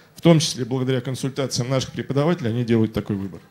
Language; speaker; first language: Russian; native; Russian